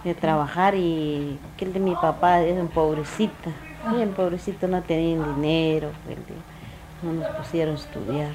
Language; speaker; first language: Spanish; non-native, local second language; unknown